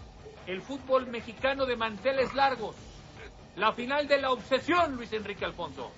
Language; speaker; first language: Spanish; native; Spanish